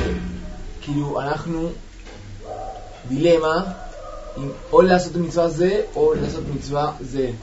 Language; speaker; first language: Hebrew; non-native, learner; Spanish